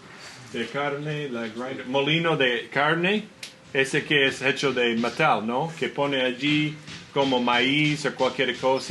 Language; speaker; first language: Spanish; non-native, learner; English